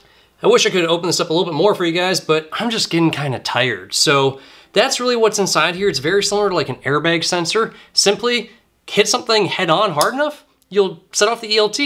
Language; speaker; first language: English; native; English